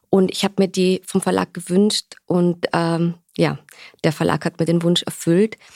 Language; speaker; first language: German; native; German